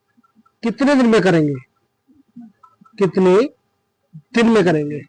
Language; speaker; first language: Hindi; native; Hindi